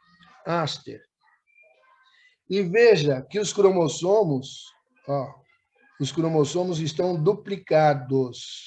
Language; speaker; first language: Portuguese; native; Portuguese